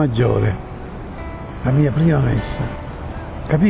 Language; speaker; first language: Italian; native; Italian